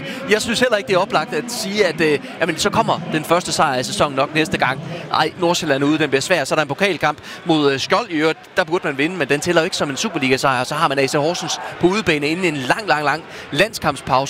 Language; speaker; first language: Danish; native; Danish